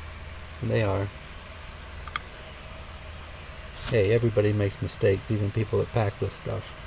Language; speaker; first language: English; native; English